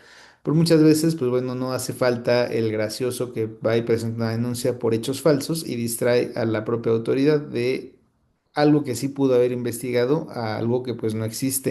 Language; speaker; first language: Spanish; native; Spanish